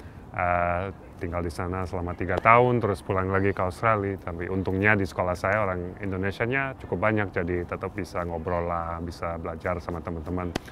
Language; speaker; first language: Indonesian; early bilingual, other home language; English